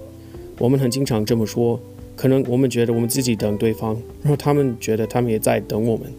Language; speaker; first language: Chinese; non-native, fluent; English